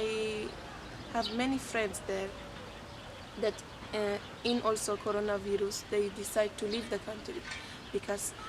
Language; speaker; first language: English; non-native, fluent; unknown